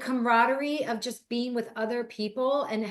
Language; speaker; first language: English; native; English